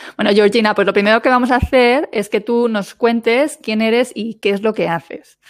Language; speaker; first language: Spanish; native; Spanish